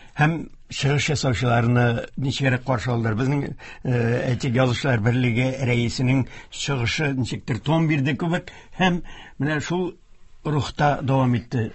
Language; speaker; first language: Tatar; native; Tatar